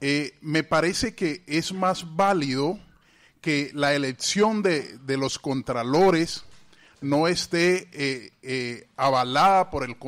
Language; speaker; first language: Spanish; native; Spanish